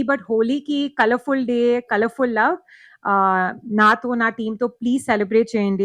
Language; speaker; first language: Telugu; non-native, learner; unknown